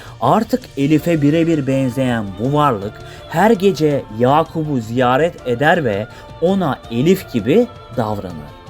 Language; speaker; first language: Turkish; native; Turkish